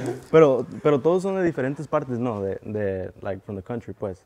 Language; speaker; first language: Spanish; early bilingual, heritage; Spanish